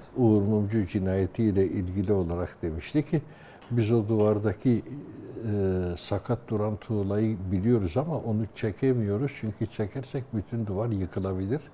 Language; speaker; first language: Turkish; native; Turkish